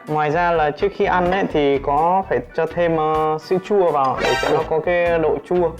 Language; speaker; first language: Vietnamese; early bilingual, heritage; Vietnamese